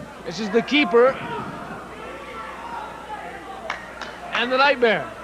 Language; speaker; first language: English; native; English